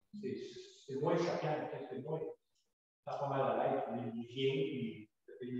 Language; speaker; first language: French; native; French